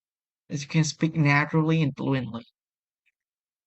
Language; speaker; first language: English; non-native, learner; Vietnamese